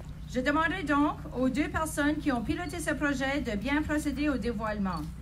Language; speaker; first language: French; native; French